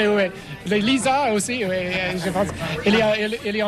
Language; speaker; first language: French; non-native, fluent; English